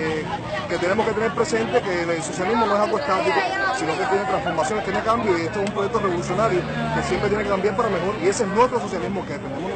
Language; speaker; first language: Spanish; native; Spanish